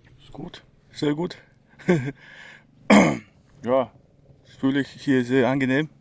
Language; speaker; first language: German; non-native, learner; Mongolian